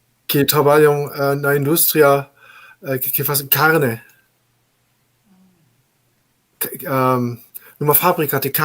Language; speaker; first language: Portuguese; non-native, fluent; German